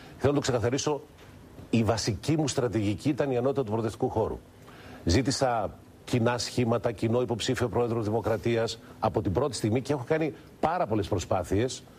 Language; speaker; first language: Greek; native; Greek